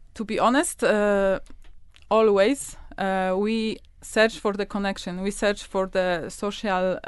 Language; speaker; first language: English; non-native, learner; Polish